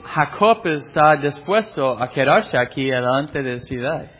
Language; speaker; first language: Spanish; non-native, fluent; English